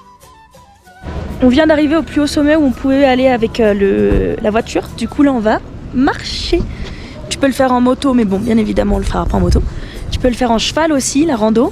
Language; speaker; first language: French; native; French